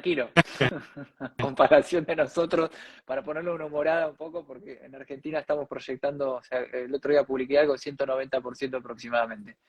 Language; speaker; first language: Spanish; native; Spanish